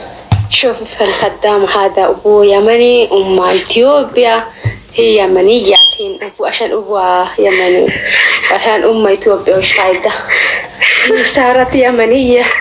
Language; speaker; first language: Arabic; native; Arabic